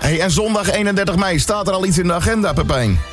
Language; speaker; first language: Dutch; native; Dutch